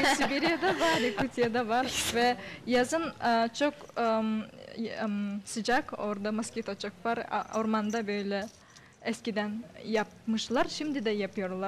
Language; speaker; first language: Turkish; non-native, learner; Yakut